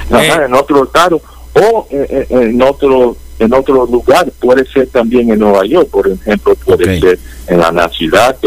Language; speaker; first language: Spanish; early bilingual, heritage; Spanish